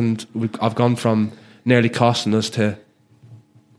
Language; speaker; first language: English; native; English